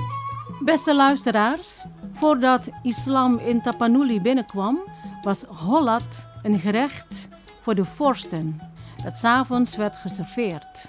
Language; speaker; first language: Dutch; non-native, fluent; Indonesian